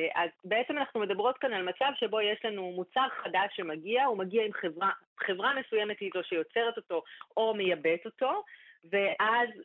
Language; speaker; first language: Hebrew; native; Hebrew